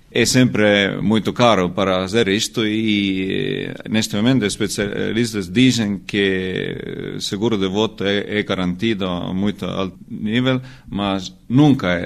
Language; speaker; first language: Portuguese; non-native, learner; Estonian